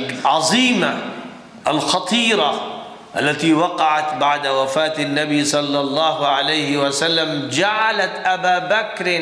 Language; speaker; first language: Arabic; non-native, fluent; Urdu